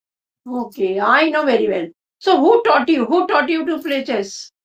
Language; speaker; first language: English; non-native, local second language; Hindi